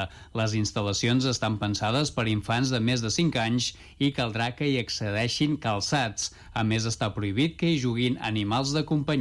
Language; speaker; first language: Catalan; native; Catalan